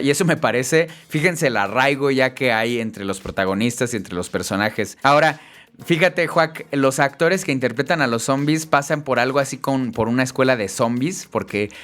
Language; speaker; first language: Spanish; native; Spanish